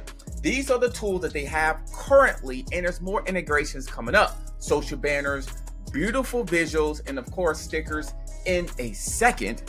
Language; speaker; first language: English; native; English